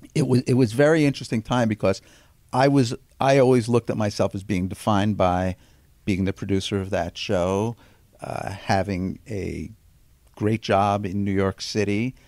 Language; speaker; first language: English; native; English